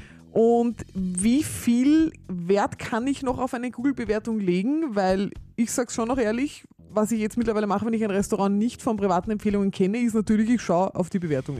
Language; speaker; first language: German; native; German